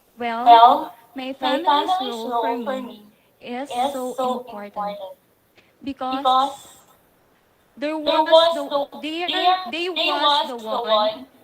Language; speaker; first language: English; non-native, local second language; Filipino